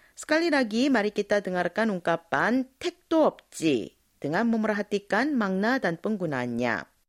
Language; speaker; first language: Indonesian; non-native, fluent; Korean